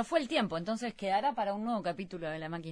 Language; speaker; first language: Spanish; native; Spanish